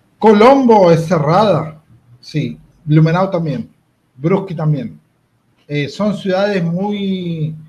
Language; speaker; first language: Spanish; native; Spanish